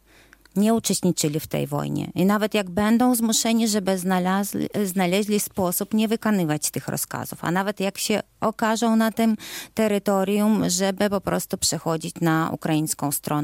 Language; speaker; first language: Polish; non-native, fluent; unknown